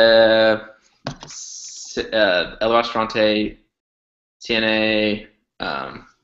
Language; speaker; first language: Spanish; non-native, learner; English